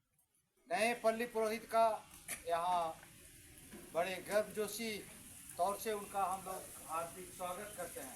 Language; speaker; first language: Hindi; native; Hindi